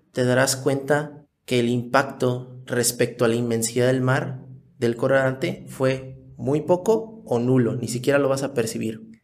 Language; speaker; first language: Spanish; native; Spanish